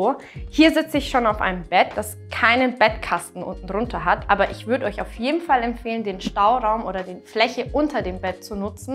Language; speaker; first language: German; native; German